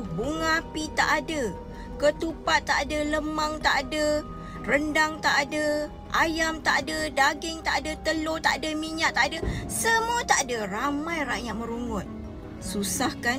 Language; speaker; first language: Malay; native; Malay